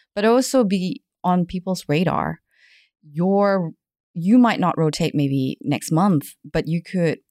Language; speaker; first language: English; non-native, fluent; German